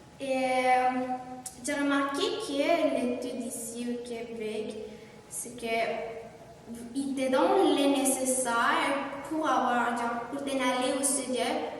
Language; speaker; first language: French; non-native, fluent; Spanish